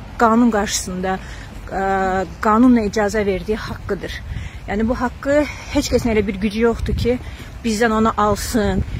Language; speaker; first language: Azerbaijani; non-native, local second language; Talysh